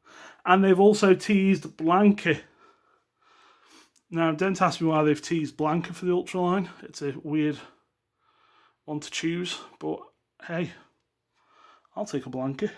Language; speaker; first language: English; native; English